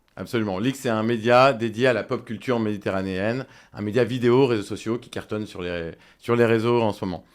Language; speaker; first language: French; native; French